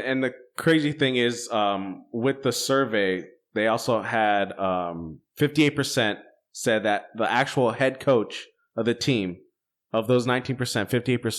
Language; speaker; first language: English; native; English